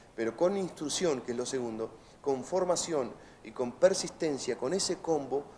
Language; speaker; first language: Spanish; native; Spanish